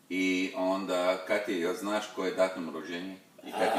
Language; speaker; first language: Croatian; early bilingual, heritage; Croatian